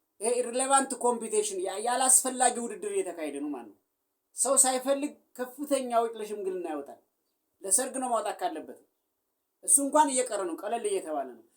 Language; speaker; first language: Amharic; native; Amharic